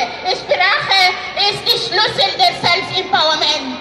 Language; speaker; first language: German; non-native, fluent; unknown